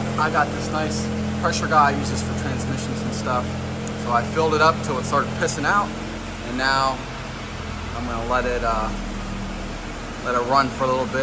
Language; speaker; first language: English; native; English